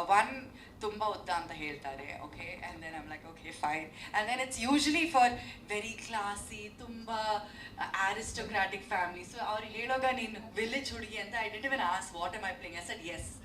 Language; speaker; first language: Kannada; early bilingual, heritage; English